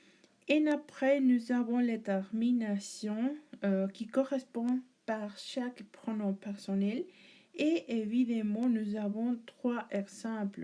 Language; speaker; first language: French; non-native, learner; Spanish